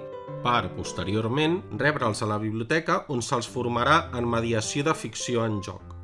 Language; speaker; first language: Catalan; native; Catalan